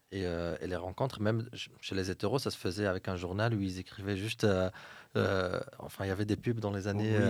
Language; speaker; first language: French; non-native, local second language; Arabic